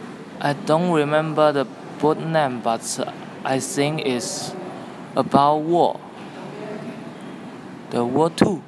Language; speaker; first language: English; non-native, learner; Cantonese